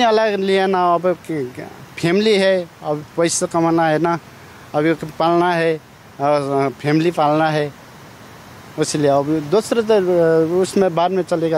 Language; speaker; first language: Hindi; non-native, learner; Nepali